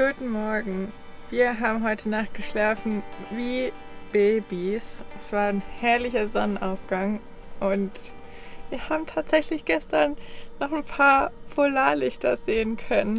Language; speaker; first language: German; native; German